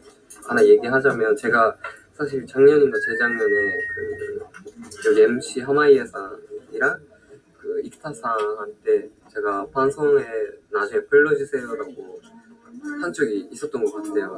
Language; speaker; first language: Korean; non-native, fluent; Japanese